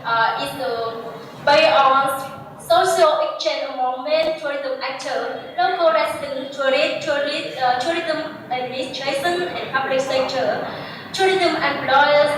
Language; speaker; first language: English; non-native, learner; Vietnamese